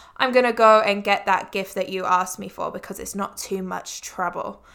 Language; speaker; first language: English; native; English